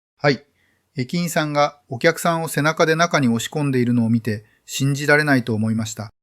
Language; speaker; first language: Japanese; non-native, fluent; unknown